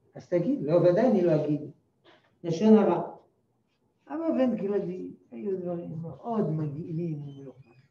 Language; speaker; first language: Hebrew; non-native, fluent; French